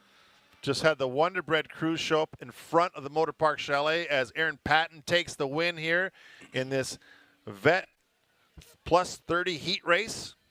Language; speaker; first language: English; native; English